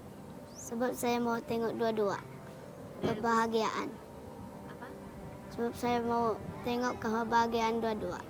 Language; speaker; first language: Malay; early bilingual, other home language; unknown